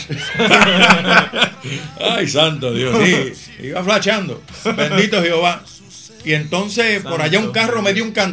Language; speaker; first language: Spanish; native; Spanish